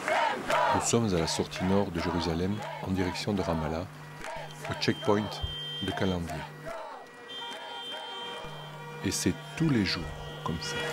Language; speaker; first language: French; native; French